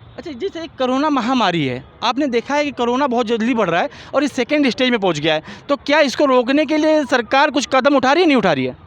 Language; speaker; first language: Hindi; native; Hindi